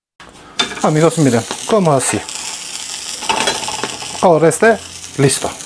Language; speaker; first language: Spanish; non-native, learner; Turkish